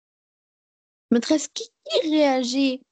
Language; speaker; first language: French; non-native, learner; Arabic